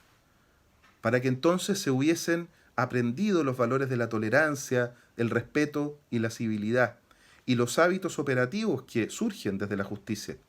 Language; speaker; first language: Spanish; native; Spanish